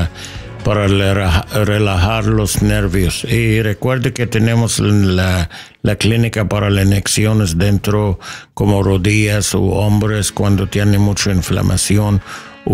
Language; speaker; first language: Spanish; non-native, learner; English